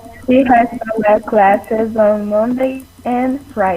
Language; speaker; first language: English; non-native, learner; Portuguese